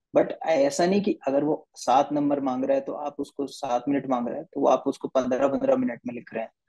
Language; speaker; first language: Hindi; native; Hindi